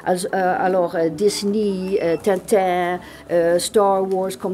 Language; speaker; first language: French; non-native, learner; English